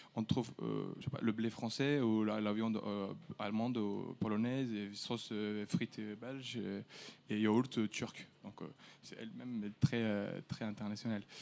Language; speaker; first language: French; early bilingual, other home language; Turkish